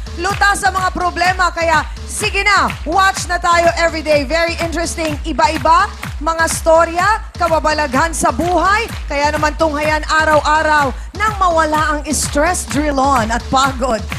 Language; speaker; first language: Filipino; native; Filipino